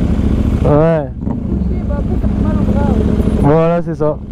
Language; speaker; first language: French; native; French